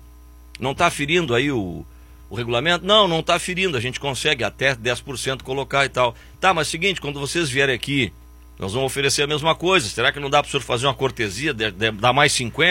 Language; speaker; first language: Portuguese; native; Portuguese